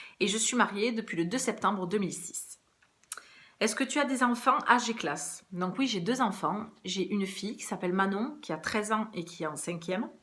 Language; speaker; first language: French; early bilingual, other home language; Portuguese